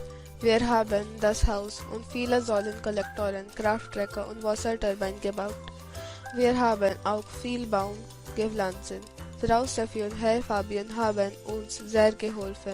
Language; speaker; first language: German; non-native, learner; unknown